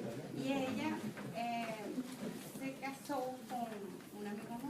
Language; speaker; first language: Spanish; native; Spanish